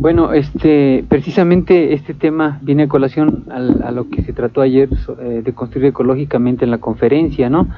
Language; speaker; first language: Spanish; native; Spanish